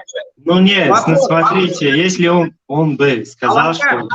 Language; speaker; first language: Russian; non-native, local second language; Tajik